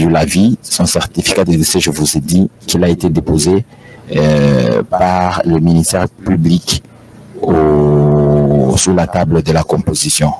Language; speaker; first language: French; non-native, local second language; Lingala